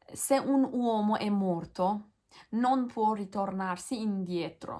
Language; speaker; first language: Italian; non-native, learner; Turkish